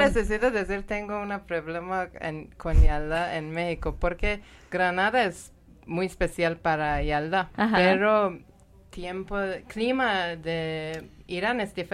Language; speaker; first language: Spanish; non-native, learner; Persian